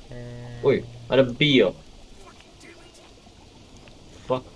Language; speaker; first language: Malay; non-native, local second language; Chinese